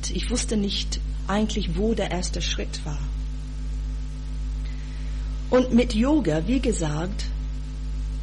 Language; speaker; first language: German; non-native, fluent; English